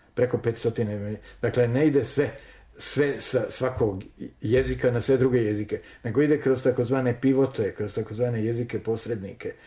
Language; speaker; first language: Serbian; native; Serbian